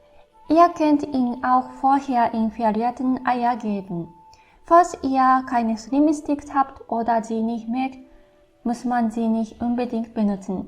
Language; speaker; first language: German; non-native, fluent; Japanese